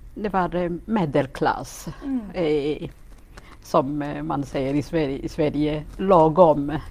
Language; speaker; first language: Swedish; non-native, fluent; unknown